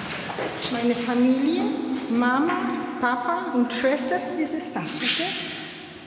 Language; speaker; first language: German; non-native, learner; Polish